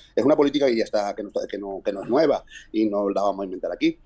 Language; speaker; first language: Spanish; native; Spanish